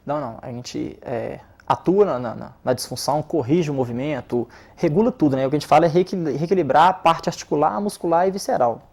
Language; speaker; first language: Portuguese; native; Portuguese